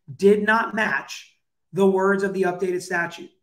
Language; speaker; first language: English; native; English